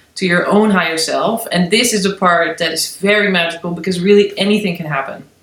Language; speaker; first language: English; non-native, fluent; Dutch